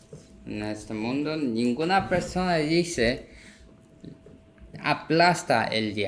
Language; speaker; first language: Spanish; non-native, learner; Korean